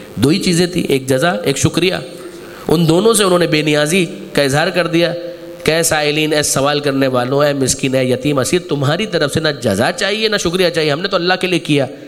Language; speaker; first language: Urdu; non-native, local second language; Gujarati